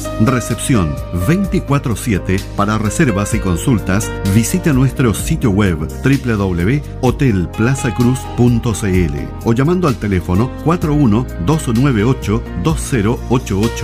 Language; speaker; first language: Spanish; native; Spanish